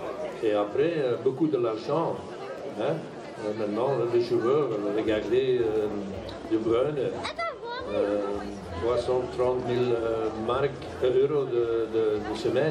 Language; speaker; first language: French; non-native, learner; Dutch